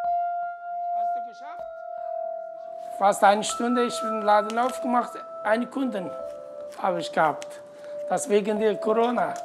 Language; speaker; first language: German; non-native, learner; Turkish